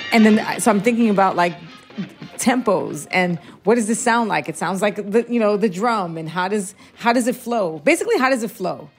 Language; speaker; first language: English; early bilingual, other home language; Spanish